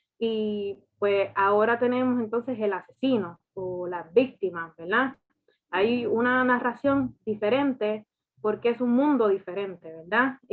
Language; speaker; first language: Spanish; early bilingual, heritage; Spanish